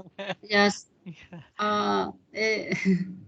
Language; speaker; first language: English; non-native, learner; Vietnamese